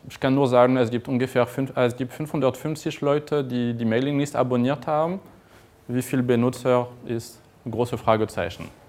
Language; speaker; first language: German; non-native, fluent; French